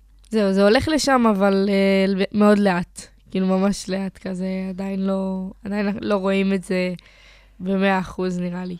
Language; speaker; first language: Hebrew; native; Hebrew